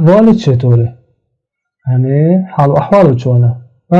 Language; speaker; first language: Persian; non-native, fluent; Central Kurdish